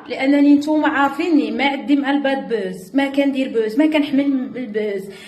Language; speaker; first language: Arabic; native; Arabic